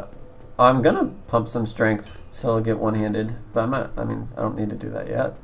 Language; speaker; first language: English; native; English